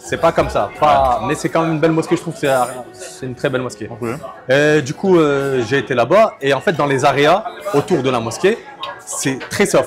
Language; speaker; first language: French; native; French